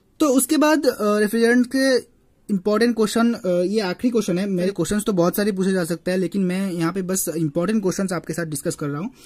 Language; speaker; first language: Hindi; native; Hindi